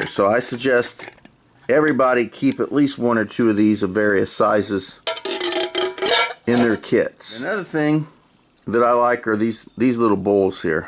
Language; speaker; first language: English; native; English